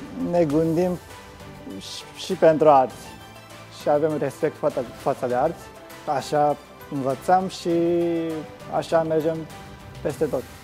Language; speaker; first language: Romanian; non-native, fluent; Japanese